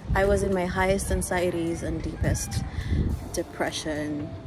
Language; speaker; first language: English; non-native, local second language; Waray